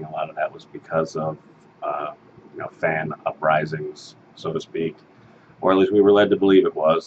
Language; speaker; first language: English; native; English